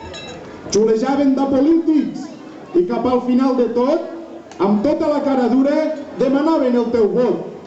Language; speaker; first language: Catalan; native; Catalan